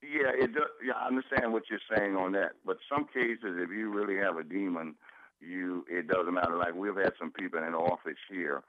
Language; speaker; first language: English; native; English